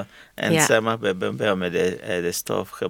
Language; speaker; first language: Dutch; non-native, learner; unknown